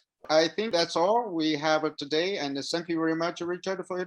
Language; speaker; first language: English; non-native, learner; Chinese